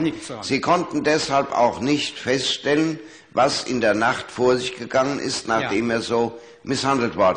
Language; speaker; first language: German; native; German